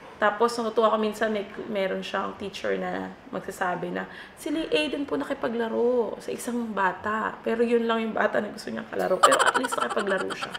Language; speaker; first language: Filipino; native; Filipino